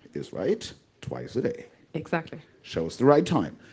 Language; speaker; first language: English; non-native, fluent; German